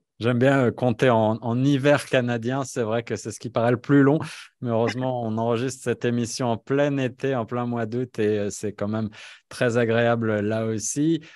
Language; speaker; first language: French; native; French